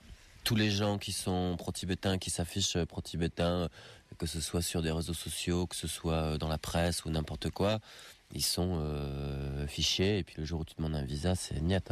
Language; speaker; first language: French; native; French